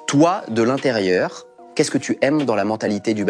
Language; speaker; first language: French; native; French